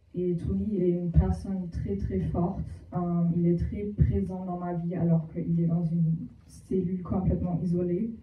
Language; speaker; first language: French; non-native, fluent; German